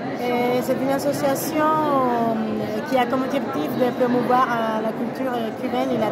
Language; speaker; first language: French; non-native, fluent; Spanish